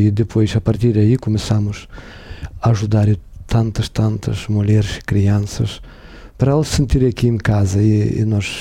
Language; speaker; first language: Portuguese; non-native, learner; Ukrainian